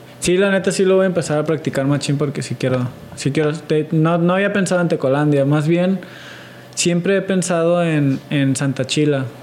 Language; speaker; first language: Spanish; native; Spanish